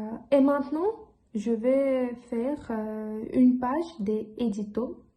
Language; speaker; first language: French; non-native, learner; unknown